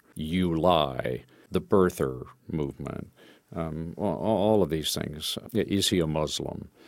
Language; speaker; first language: English; native; English